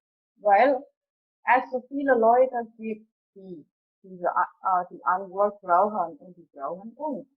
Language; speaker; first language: German; non-native, fluent; Indonesian